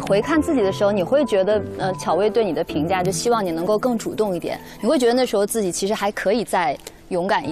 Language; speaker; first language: Chinese; native; Chinese